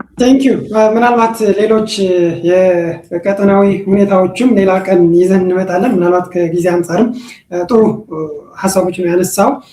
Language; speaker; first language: Amharic; non-native, local second language; Tigrinya